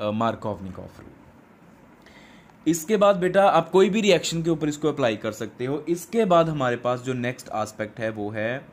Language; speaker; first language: Hindi; non-native, local second language; Punjabi